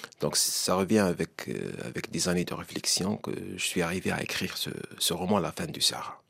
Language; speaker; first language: French; non-native, local second language; Arabic